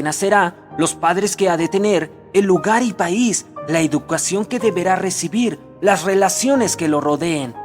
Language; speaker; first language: Spanish; native; Spanish